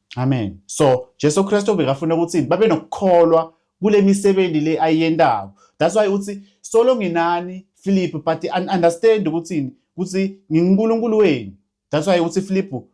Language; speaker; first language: Zulu; non-native, local second language; Swati